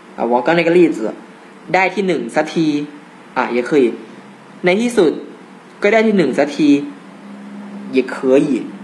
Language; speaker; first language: Chinese; non-native, fluent; Thai